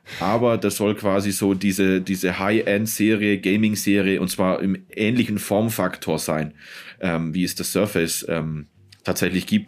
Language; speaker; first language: German; native; German